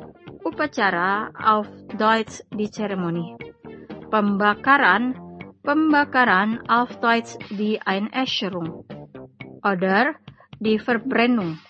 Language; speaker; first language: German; non-native, fluent; Indonesian